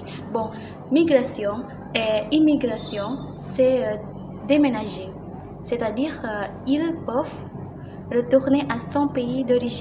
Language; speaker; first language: French; non-native, learner; Indonesian